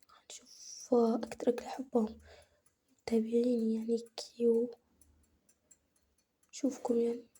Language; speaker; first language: Arabic; native; Arabic